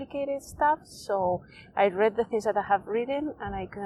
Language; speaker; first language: English; non-native, fluent; Spanish